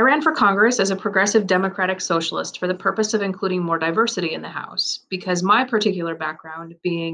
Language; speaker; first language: English; early bilingual, other home language; Persian